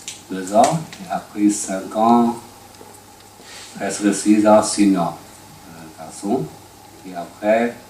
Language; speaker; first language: French; non-native, learner; Chinese